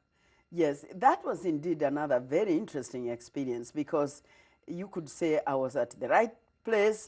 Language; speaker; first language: English; non-native, local second language; Kikuyu